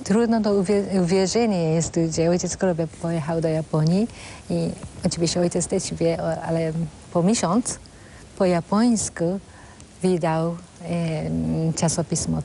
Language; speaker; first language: Polish; non-native, fluent; Japanese